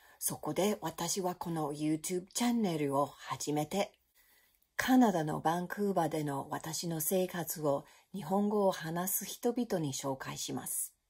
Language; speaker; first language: Japanese; non-native, learner; English